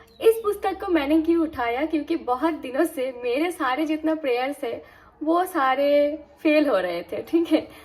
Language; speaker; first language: Hindi; non-native, local second language; Bangla